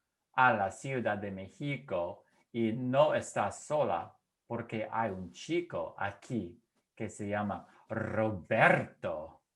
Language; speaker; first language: Spanish; non-native, fluent; English